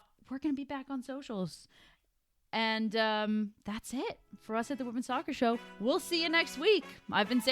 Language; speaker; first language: English; native; English